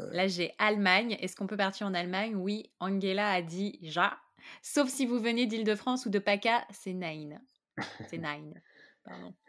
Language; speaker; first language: French; native; French